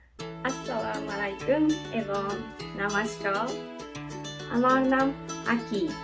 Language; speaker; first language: Bangla; non-native, learner; Japanese